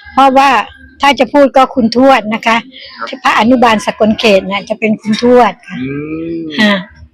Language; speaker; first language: Thai; native; Thai